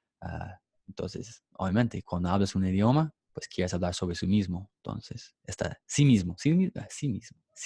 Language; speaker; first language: Spanish; non-native, fluent; English